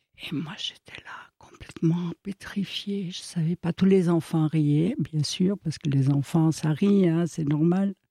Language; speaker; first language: French; early bilingual, other home language; Italian